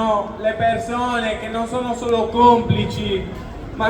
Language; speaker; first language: Italian; native; Italian